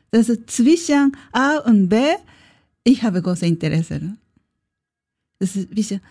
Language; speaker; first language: German; non-native, learner; Japanese